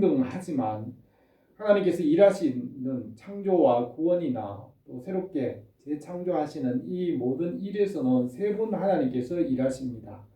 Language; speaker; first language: Korean; native; Korean